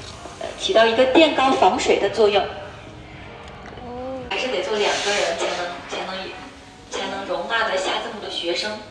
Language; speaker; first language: Chinese; native; Chinese